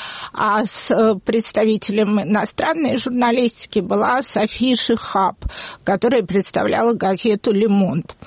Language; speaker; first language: Russian; native; Russian